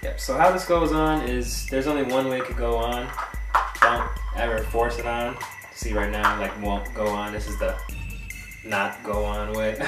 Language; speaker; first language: English; native; English